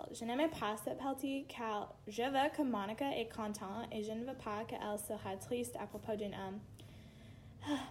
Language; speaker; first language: French; non-native, learner; English